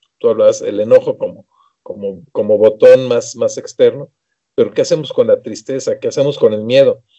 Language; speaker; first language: Spanish; native; Spanish